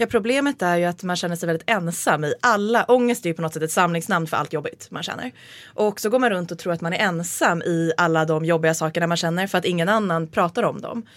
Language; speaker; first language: Swedish; native; Swedish